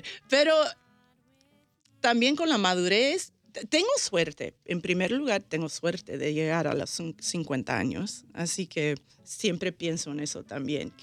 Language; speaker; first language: Spanish; early bilingual, heritage; Spanish